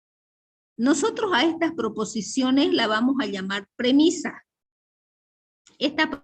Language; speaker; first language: Spanish; native; Spanish